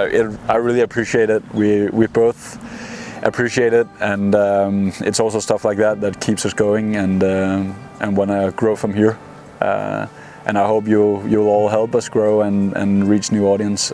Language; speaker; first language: English; non-native, fluent; Danish